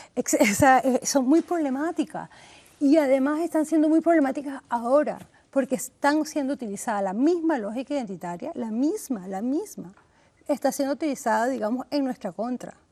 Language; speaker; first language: Spanish; native; Spanish